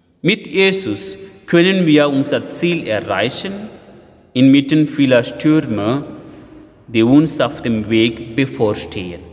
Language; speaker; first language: German; non-native, fluent; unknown